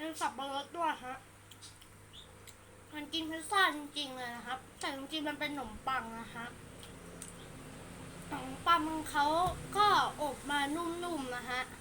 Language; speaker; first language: Thai; native; Thai